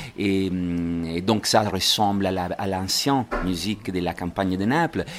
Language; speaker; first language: French; non-native, learner; Italian